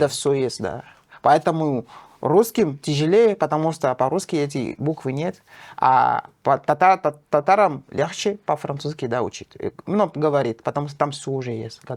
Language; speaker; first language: Russian; non-native, fluent; French